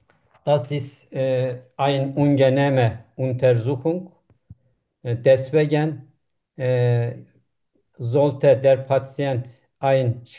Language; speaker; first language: German; non-native, learner; Turkish